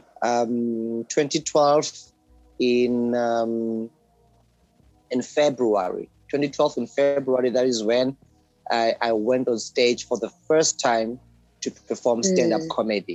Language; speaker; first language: English; non-native, local second language; Xhosa